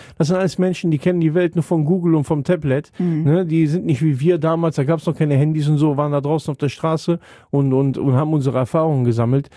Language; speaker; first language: German; native; German